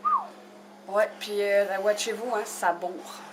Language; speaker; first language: French; native; French